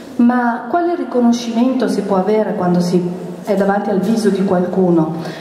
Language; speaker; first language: Italian; native; Italian